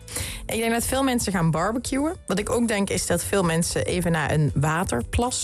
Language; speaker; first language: Dutch; native; Dutch